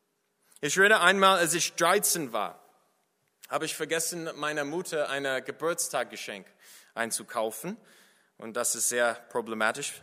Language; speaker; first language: German; non-native, fluent; English